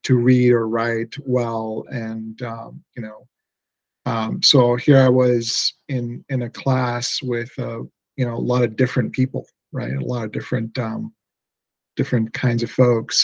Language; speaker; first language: English; early bilingual, other home language; Persian